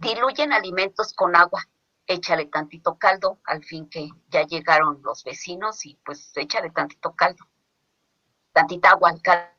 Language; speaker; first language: Spanish; native; Spanish